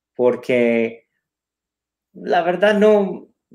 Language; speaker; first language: Spanish; non-native, fluent; English